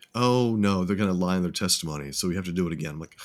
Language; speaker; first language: English; native; English